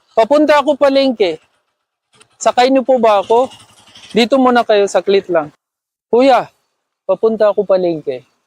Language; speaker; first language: Filipino; non-native, learner; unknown